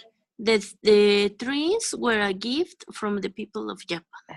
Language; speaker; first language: English; non-native, learner; Spanish